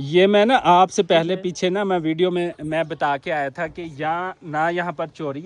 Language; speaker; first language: Urdu; non-native, local second language; Punjabi